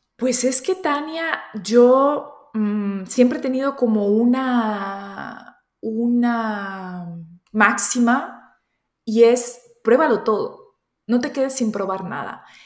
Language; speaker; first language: Spanish; native; Spanish